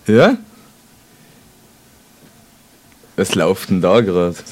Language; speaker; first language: German; native; German